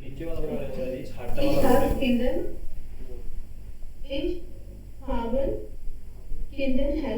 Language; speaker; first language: German; non-native, learner; Hindi